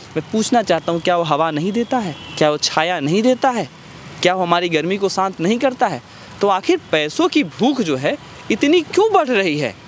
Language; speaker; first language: Hindi; native; Hindi